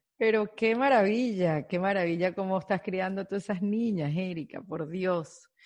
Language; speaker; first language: Spanish; native; Spanish